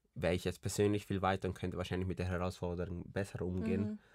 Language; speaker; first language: German; early bilingual, other home language; Spanish